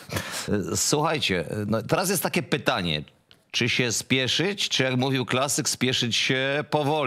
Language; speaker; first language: Polish; native; Polish